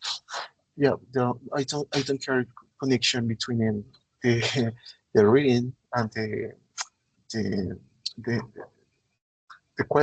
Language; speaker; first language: English; non-native, learner; Spanish